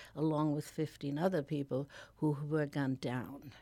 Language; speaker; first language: English; non-native, fluent; German